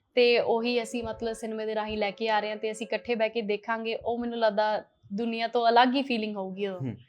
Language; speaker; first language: Punjabi; early bilingual, heritage; Punjabi